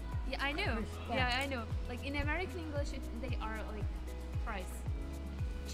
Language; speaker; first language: English; non-native, learner; Uzbek